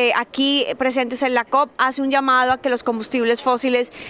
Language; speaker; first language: Spanish; native; Spanish